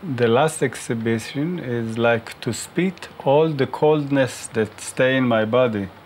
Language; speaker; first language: English; non-native, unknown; Hebrew